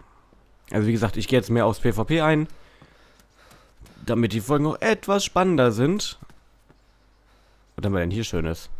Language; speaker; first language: German; native; German